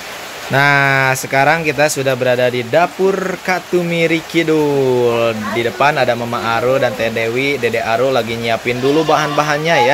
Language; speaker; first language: Indonesian; non-native, local second language; Sundanese